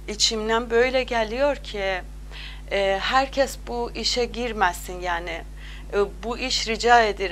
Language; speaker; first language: Turkish; non-native, learner; Azerbaijani